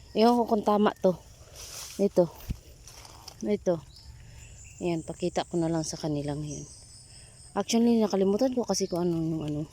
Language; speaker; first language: Filipino; non-native, local second language; Cebuano